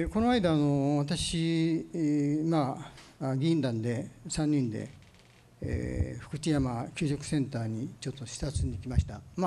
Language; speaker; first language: Japanese; native; Japanese